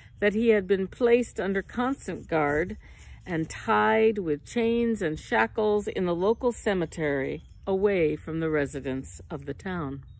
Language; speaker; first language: English; native; English